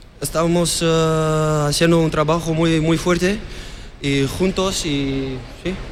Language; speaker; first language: Spanish; non-native, fluent; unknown